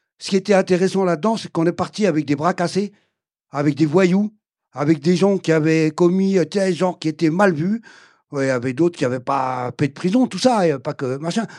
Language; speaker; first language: French; early bilingual, other home language; Arabic